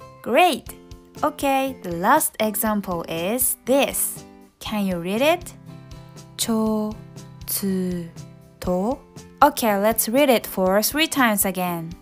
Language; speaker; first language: English; non-native, fluent; Japanese